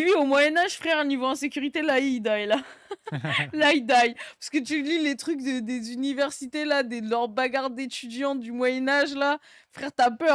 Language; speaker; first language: French; native; French